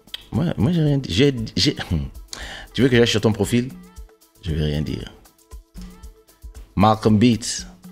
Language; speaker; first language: French; non-native, local second language; Lingala